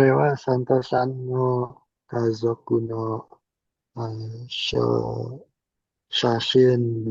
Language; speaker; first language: Japanese; non-native, learner; Indonesian